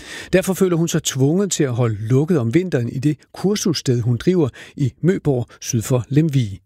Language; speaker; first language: Danish; native; Danish